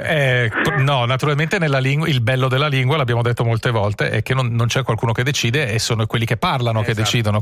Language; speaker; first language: Italian; native; Italian